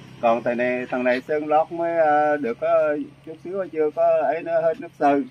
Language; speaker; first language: Vietnamese; non-native, local second language; Khmer